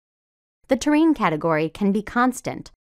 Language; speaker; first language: English; native; English